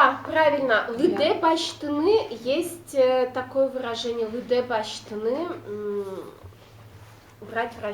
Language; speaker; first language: Russian; non-native, local second language; Udmurt